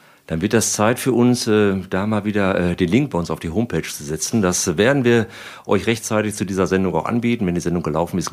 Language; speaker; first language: German; native; German